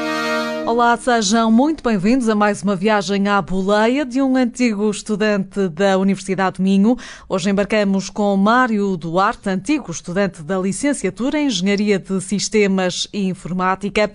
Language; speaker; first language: Portuguese; native; Portuguese